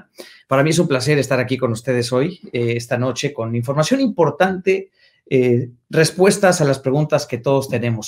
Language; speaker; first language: Spanish; native; Spanish